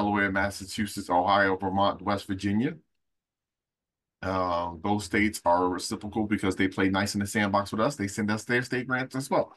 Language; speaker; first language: English; native; English